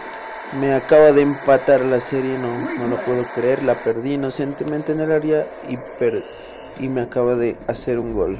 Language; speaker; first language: Spanish; native; Spanish